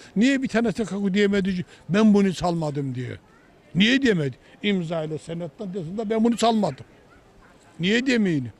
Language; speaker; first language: Turkish; native; Turkish